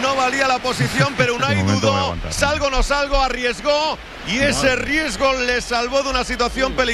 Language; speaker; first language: Spanish; native; Spanish